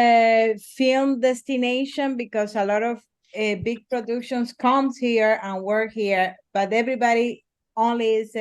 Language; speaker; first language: English; non-native, learner; Spanish